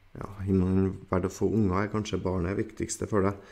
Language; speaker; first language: Norwegian; native; Norwegian